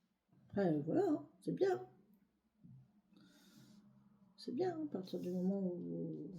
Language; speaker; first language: French; native; French